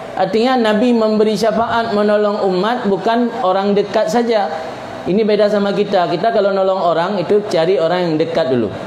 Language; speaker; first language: Malay; non-native, local second language; Achinese